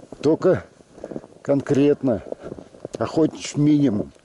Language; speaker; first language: Russian; native; Russian